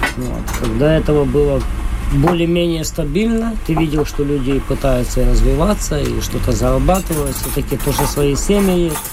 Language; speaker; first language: Russian; non-native, local second language; Ukrainian